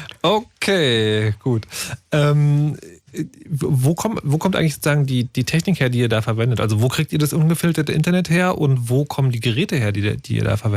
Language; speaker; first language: German; native; German